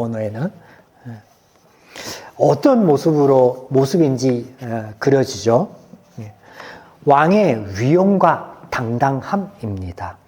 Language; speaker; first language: Korean; native; Korean